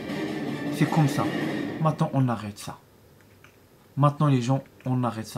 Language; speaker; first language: French; non-native, learner; Arabic